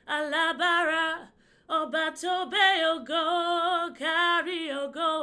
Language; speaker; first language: Dutch; early bilingual, other home language; Yoruba